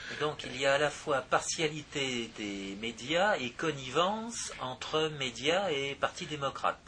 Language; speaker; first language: French; native; French